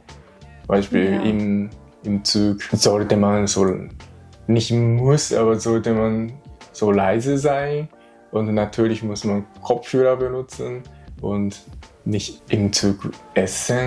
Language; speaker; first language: German; non-native, learner; Japanese